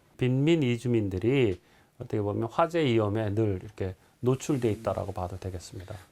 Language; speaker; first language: Korean; native; Korean